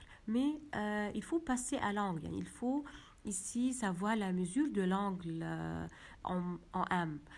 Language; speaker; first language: French; non-native, local second language; Arabic